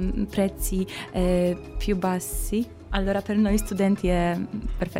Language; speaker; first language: Italian; non-native, learner; Polish